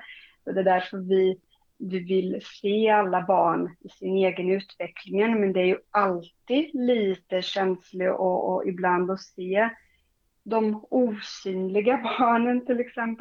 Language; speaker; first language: Swedish; non-native, fluent; Portuguese